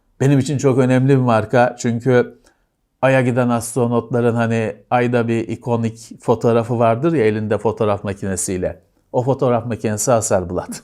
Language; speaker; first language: Turkish; native; Turkish